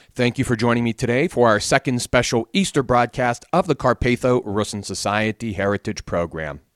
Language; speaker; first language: English; native; English